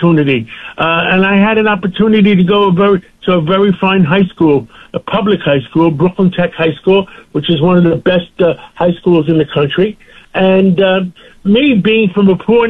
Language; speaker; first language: English; non-native, local second language; Greek